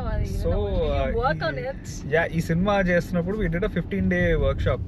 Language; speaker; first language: Telugu; native; Telugu